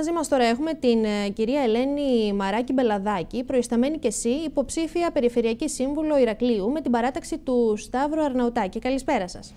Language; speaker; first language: Greek; native; Greek